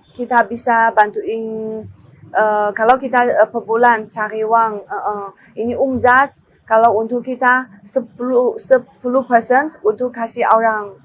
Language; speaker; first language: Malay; non-native, learner; Chinese